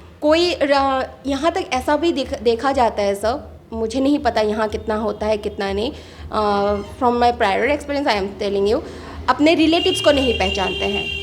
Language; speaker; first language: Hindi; non-native, local second language; Assamese